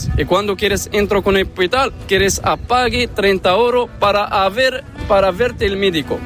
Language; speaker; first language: Spanish; non-native, learner; Arabic